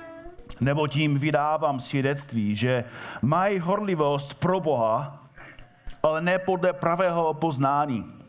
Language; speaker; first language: Czech; non-native, fluent; English